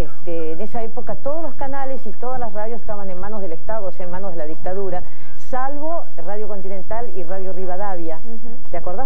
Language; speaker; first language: Spanish; native; Spanish